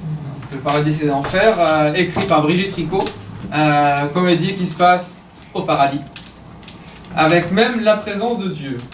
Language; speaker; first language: French; native; French